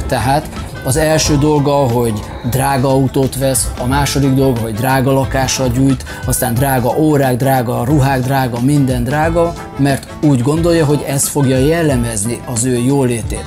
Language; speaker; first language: Hungarian; native; Hungarian